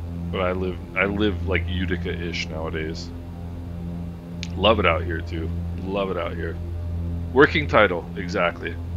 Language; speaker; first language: English; native; English